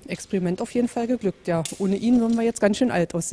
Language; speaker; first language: German; native; German